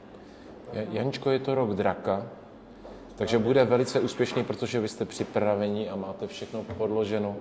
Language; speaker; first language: Czech; native; Czech